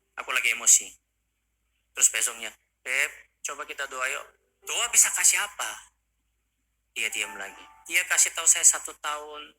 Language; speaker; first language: Indonesian; non-native, fluent; Korean